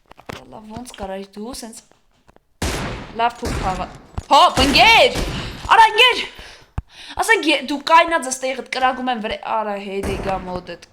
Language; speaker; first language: Armenian; native; Armenian